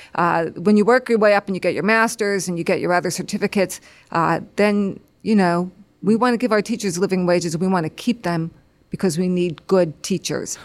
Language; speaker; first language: English; native; English